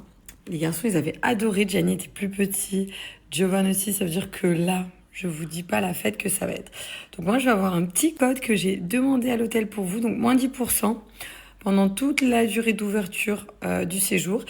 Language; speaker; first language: French; native; French